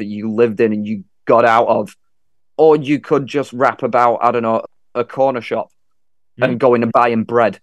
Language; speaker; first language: English; native; English